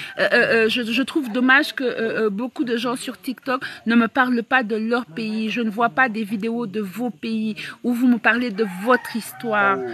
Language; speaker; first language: French; native; French